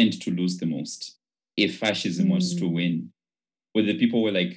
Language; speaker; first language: English; non-native, local second language; Shona